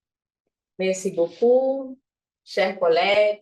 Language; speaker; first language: French; non-native, fluent; Portuguese